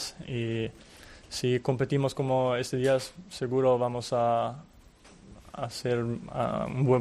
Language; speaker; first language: Spanish; non-native, fluent; Italian